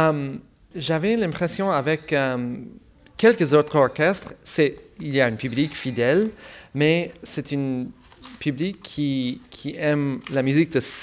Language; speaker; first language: French; non-native, fluent; English